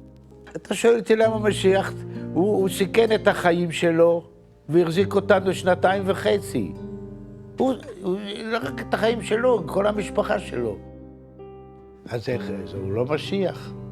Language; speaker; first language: Hebrew; non-native, fluent; Yiddish